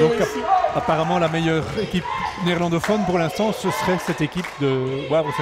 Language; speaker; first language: French; native; French